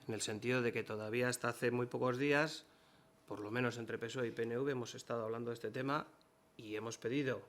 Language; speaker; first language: Spanish; non-native, local second language; Basque